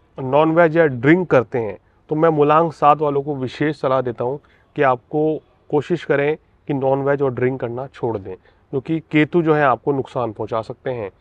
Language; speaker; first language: Hindi; native; Hindi